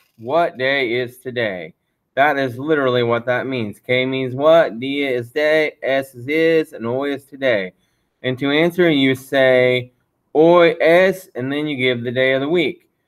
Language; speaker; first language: English; native; English